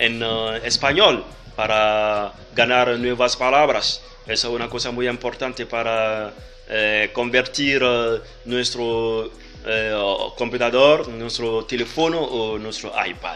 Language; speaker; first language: Spanish; non-native, learner; French